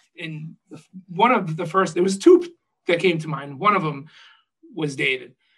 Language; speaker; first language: English; native; English